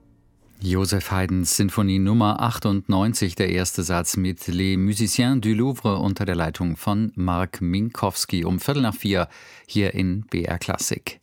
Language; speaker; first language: German; native; German